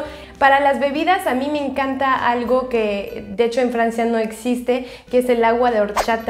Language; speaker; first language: Spanish; non-native, fluent; French